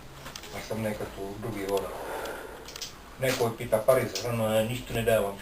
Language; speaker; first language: Bulgarian; non-native, learner; Finnish